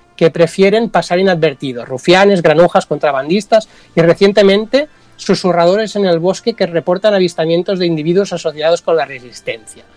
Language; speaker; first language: Spanish; non-native, local second language; Catalan